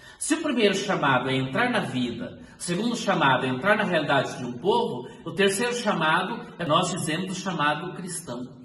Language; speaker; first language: Portuguese; native; Portuguese